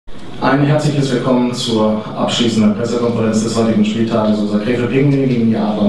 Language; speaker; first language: German; native; German